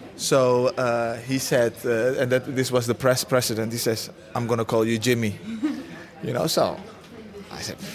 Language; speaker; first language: English; early bilingual, other home language; Dutch